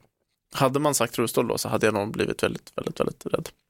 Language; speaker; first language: Swedish; native; Swedish